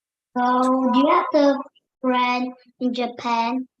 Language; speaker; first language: English; non-native, learner; Vietnamese